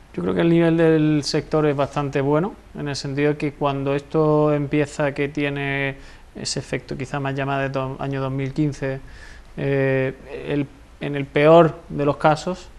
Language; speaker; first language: Spanish; native; Spanish